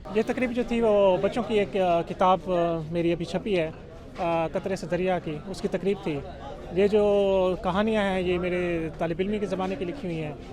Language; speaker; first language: Urdu; non-native, local second language; Saraiki